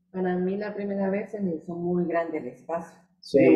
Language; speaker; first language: Spanish; native; Spanish